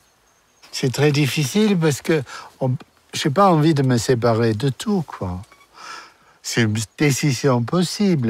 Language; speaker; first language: French; non-native, fluent; German